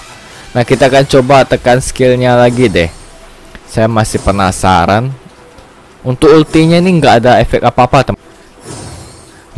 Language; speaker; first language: Indonesian; native; Indonesian